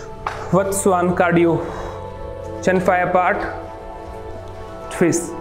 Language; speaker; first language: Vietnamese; non-native, learner; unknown